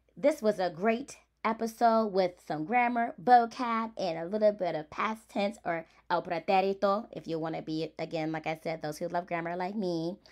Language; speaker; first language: English; early bilingual, other home language; Spanish